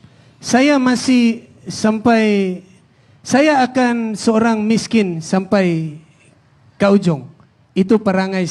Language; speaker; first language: Indonesian; non-native, fluent; Filipino